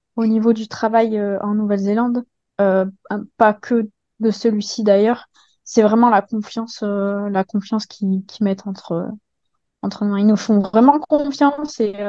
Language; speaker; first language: French; native; French